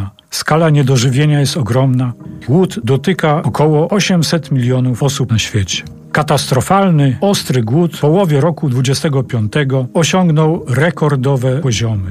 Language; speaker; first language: Polish; native; Polish